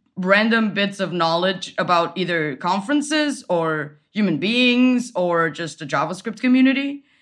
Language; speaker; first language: English; non-native, fluent; Portuguese